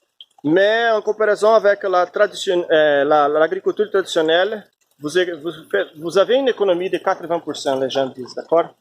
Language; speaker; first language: French; non-native, fluent; Portuguese